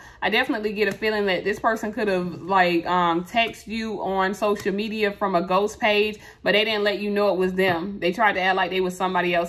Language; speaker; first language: English; native; English